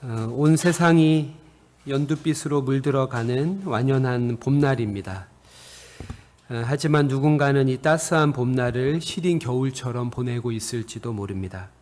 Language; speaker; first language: Korean; native; Korean